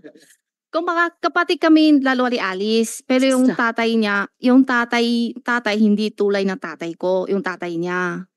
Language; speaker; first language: Filipino; non-native, learner; Chinese